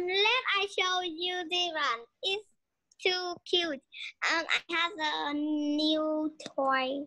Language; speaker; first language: English; non-native, learner; Vietnamese